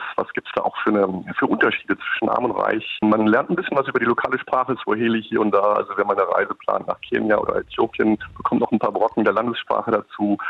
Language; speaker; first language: German; native; German